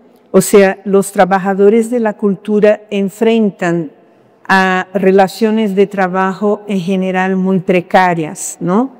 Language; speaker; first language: Spanish; non-native, fluent; Portuguese